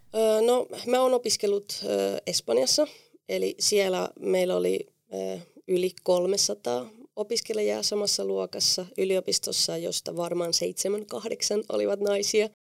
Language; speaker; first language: Finnish; non-native, fluent; Spanish